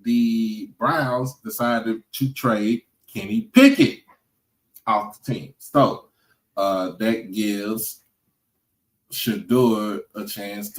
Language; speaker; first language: English; native; English